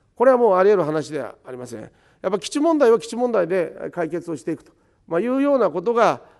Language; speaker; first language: Japanese; native; Japanese